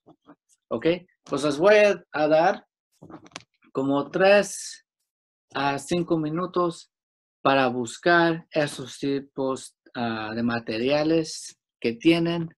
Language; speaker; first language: Spanish; early bilingual, heritage; Spanish